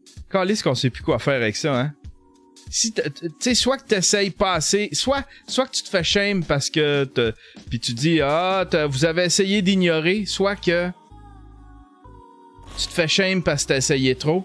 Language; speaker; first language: French; native; French